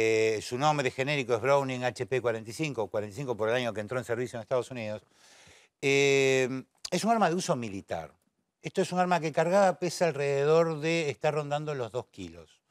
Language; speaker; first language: Spanish; native; Spanish